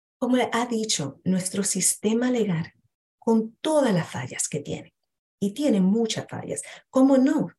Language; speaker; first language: Spanish; early bilingual, heritage; Spanish